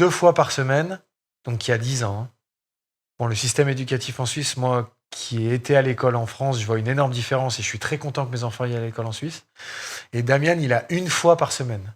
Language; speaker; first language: French; native; French